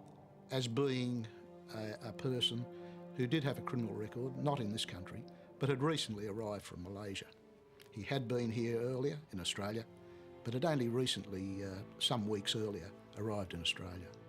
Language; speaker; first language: English; native; English